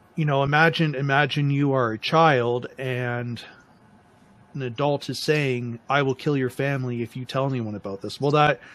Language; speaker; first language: English; native; English